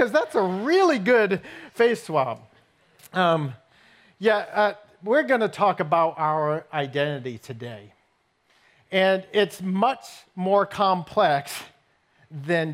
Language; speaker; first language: English; native; English